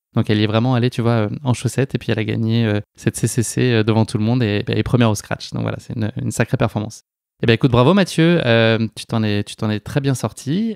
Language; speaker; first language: French; native; French